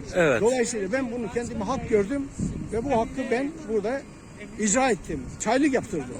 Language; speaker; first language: Turkish; native; Turkish